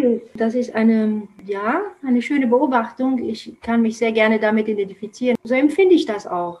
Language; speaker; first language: German; non-native, fluent; Romanian